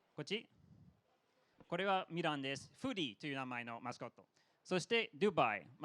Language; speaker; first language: Japanese; non-native, fluent; English